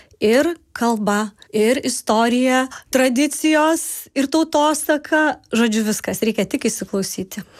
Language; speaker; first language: Lithuanian; native; Lithuanian